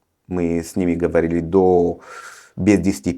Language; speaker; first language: Russian; early bilingual, heritage; Russian